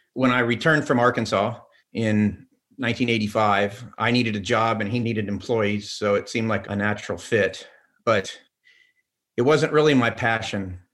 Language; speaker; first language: English; native; English